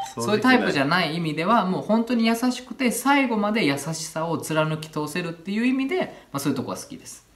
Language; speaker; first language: Japanese; native; Japanese